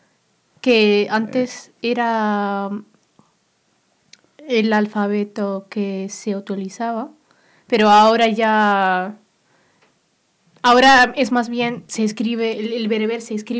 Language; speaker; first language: Spanish; non-native, local second language; Berber languages